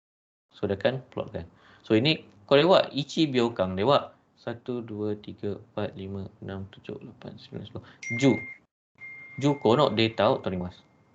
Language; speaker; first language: Japanese; non-native, fluent; Malay